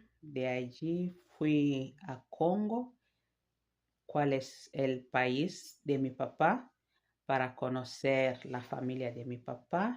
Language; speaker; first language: Spanish; non-native, fluent; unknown